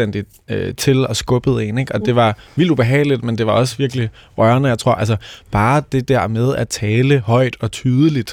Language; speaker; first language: Danish; native; Danish